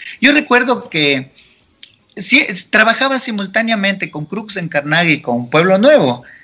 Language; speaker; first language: Spanish; native; Spanish